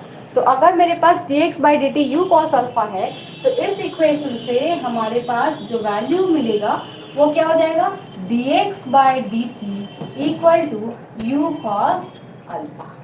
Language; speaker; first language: Hindi; native; Hindi